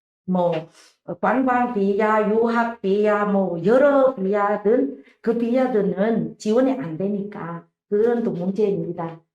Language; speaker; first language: Korean; non-native, learner; Vietnamese